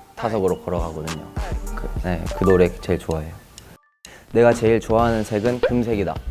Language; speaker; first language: Korean; native; Korean